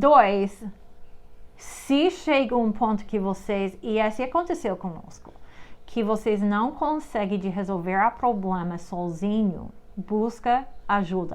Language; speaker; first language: Portuguese; non-native, fluent; English